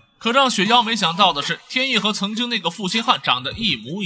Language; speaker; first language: Chinese; native; Chinese